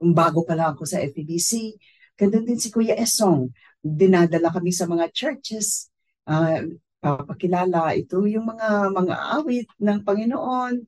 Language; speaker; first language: Filipino; non-native, local second language; Hiligaynon